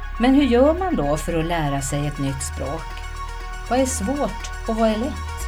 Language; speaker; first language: Swedish; non-native, learner; Turkish